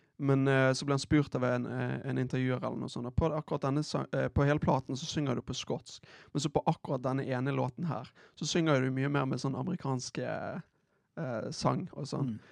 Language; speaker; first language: Norwegian; native; Norwegian